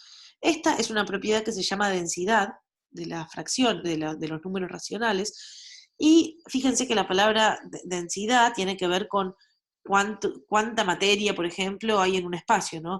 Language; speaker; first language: Spanish; native; Spanish